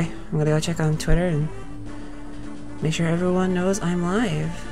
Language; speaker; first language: English; native; English